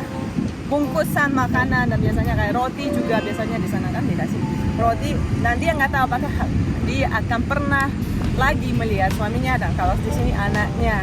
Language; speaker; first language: Indonesian; non-native, fluent; Russian